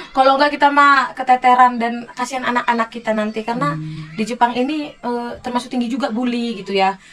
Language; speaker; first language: Indonesian; native; Indonesian